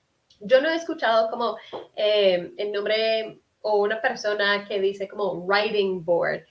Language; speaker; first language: Spanish; early bilingual, heritage; Spanish